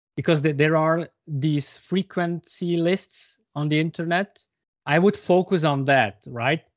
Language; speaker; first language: English; non-native, fluent; Swiss German